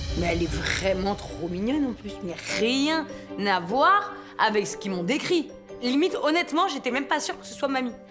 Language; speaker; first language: French; native; French